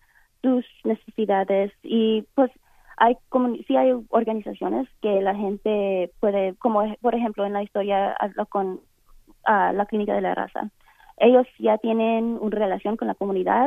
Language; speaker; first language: Spanish; early bilingual, heritage; Spanish